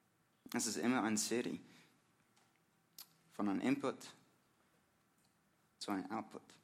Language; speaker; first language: German; non-native, learner; English